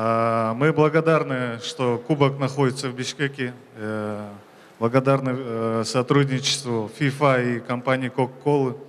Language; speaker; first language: Russian; non-native, local second language; Kyrgyz